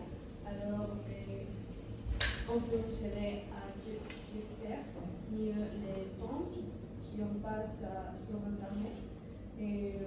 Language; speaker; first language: French; non-native, learner; Spanish